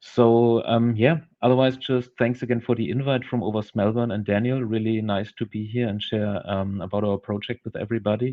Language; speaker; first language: English; non-native, fluent; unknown